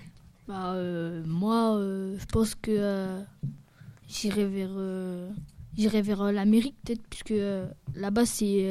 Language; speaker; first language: French; native; French